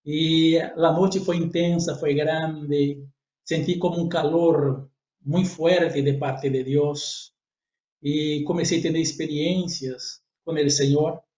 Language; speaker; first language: Spanish; non-native, fluent; Portuguese